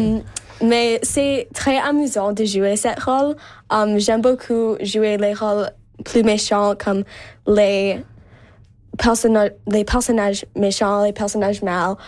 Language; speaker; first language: French; non-native, local second language; English